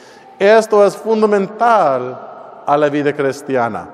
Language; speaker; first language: Spanish; non-native, learner; English